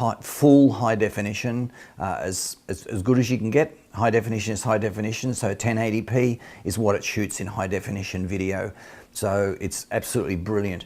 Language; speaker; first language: English; native; English